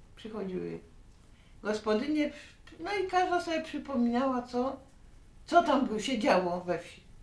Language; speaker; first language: Polish; native; Polish